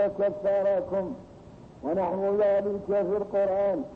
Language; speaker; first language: Arabic; native; Arabic